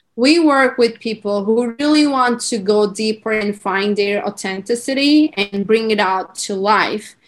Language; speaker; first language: English; non-native, fluent; Turkish